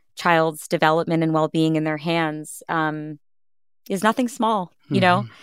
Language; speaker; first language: English; early bilingual, other home language; Hindi